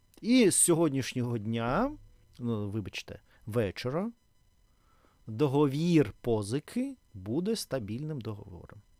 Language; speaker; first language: Ukrainian; non-native, learner; Russian